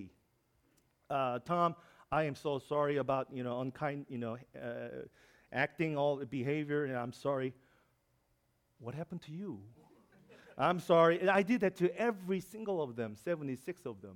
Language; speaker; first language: English; non-native, learner; Korean